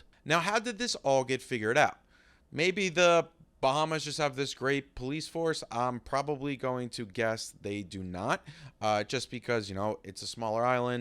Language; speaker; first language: English; native; English